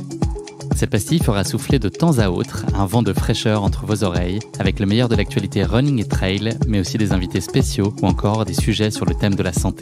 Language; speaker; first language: French; native; French